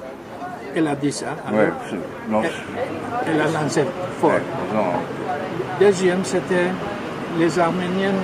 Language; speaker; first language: French; non-native, fluent; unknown